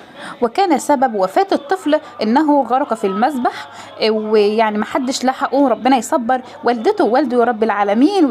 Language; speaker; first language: Arabic; native; Arabic